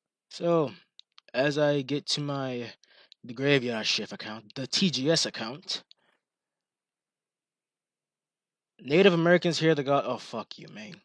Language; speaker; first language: English; native; English